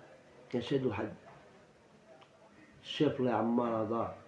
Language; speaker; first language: Arabic; native; Arabic